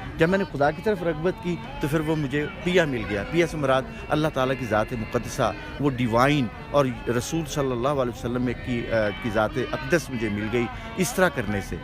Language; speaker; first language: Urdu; non-native, local second language; Punjabi